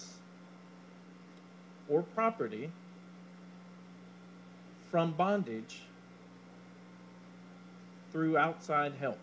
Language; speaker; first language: English; native; English